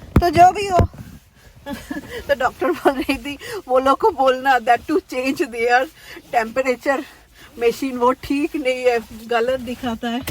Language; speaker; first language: Hindi; non-native, local second language; Bangla